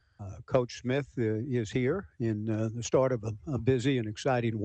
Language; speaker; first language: English; native; English